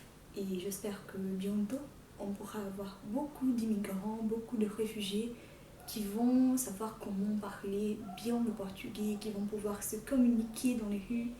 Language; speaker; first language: French; non-native, fluent; Portuguese